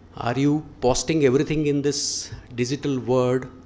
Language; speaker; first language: English; non-native, local second language; Gujarati